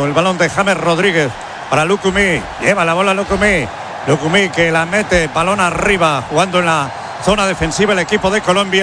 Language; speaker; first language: Spanish; native; Spanish